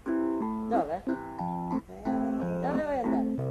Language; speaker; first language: Italian; non-native, learner; Polish